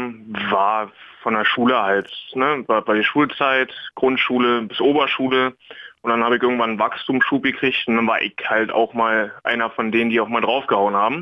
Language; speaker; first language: German; native; German